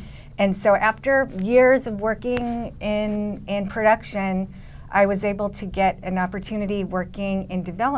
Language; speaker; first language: English; native; English